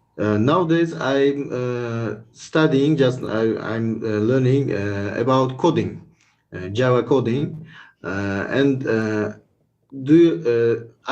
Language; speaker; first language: English; non-native, learner; Uzbek